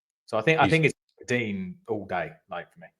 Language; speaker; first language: English; native; English